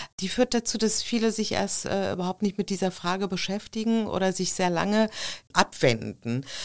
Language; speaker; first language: German; early bilingual, other home language; Turkish